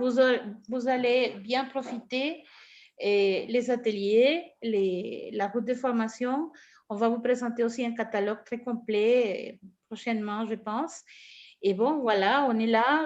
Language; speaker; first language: French; non-native, fluent; Spanish